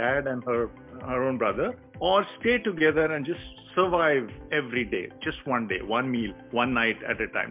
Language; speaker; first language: English; non-native, local second language; Telugu